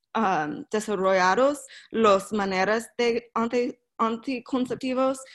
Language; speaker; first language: Spanish; non-native, learner; English